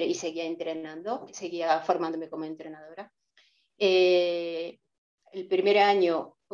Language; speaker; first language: Spanish; non-native, fluent; Japanese